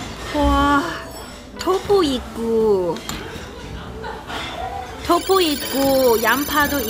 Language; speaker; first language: Korean; non-native, learner; Cantonese